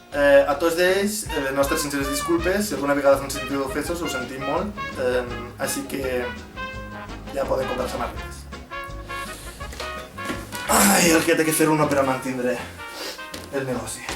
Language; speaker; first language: Catalan; native; Catalan